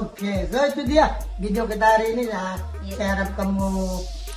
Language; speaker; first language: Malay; non-native, local second language; Filipino